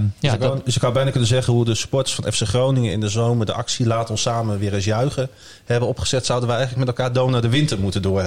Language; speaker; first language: Dutch; native; Dutch